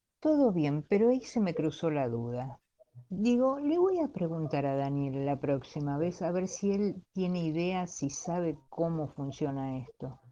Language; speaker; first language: Spanish; native; Spanish